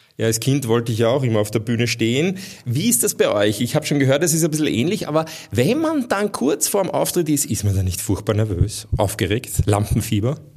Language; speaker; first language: German; native; German